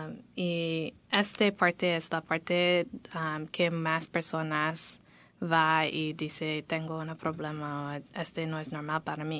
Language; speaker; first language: Spanish; non-native, learner; English